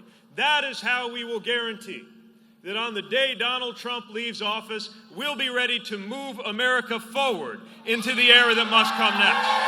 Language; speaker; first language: English; native; English